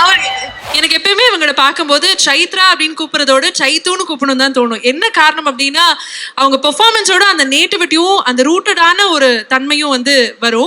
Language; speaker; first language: Tamil; native; Tamil